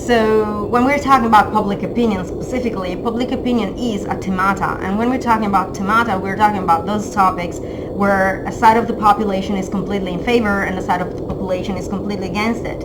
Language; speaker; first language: English; non-native, fluent; Italian